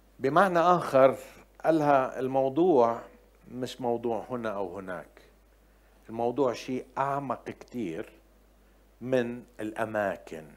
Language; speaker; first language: Arabic; native; Arabic